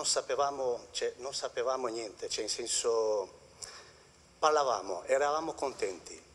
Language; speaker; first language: Italian; non-native, fluent; Albanian